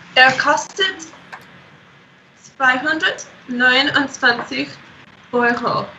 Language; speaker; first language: German; non-native, learner; English